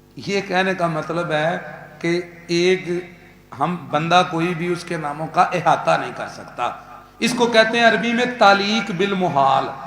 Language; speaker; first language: Urdu; non-native, local second language; Punjabi